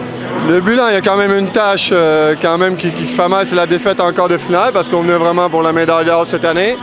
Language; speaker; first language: French; native; French